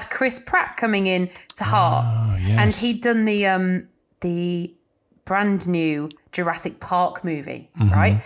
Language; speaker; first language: English; native; English